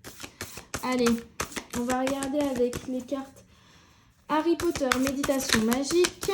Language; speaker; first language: French; native; French